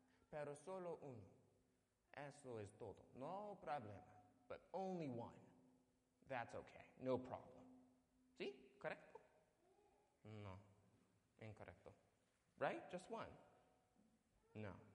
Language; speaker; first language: Spanish; non-native, learner; English